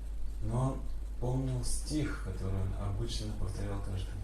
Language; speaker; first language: Russian; native; Russian